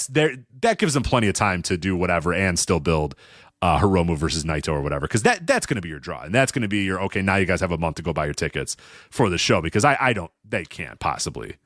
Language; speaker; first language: English; native; English